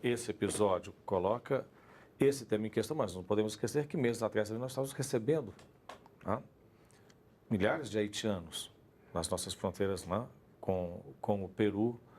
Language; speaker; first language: Portuguese; native; Portuguese